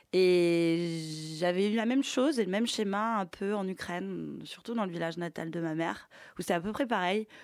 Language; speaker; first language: French; early bilingual, other home language; Ukrainian